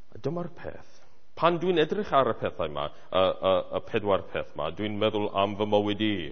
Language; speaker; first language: Welsh; non-native, fluent; English